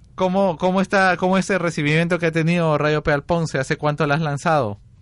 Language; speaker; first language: Spanish; native; Spanish